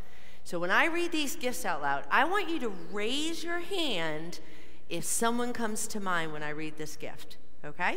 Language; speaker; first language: English; native; English